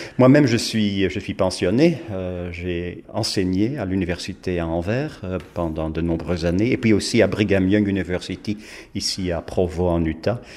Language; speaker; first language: French; non-native, local second language; Dutch